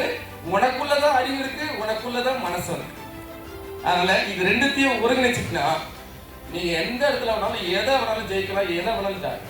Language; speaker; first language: Tamil; native; Tamil